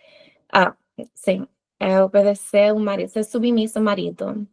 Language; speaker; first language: Portuguese; non-native, fluent; English